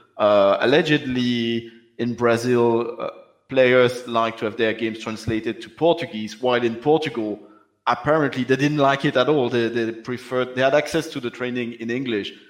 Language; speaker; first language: English; non-native, fluent; French